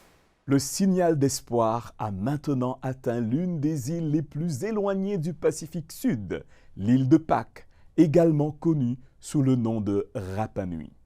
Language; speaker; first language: French; native; French